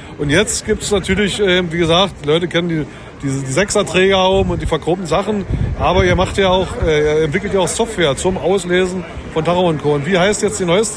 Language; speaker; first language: German; native; German